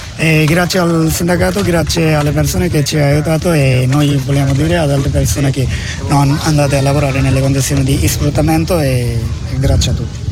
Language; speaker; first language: Italian; non-native, learner; Bangla